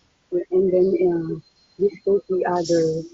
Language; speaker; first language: English; non-native, learner; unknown